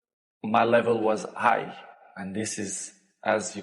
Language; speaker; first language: English; non-native, fluent; Portuguese